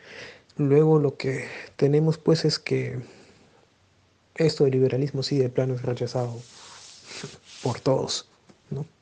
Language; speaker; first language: Spanish; native; Spanish